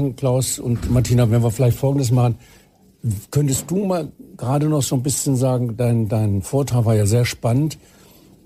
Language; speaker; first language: German; native; German